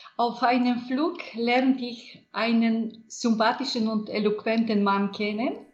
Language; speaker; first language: German; non-native, fluent; Bulgarian